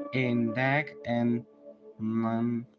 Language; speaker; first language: Icelandic; non-native, learner; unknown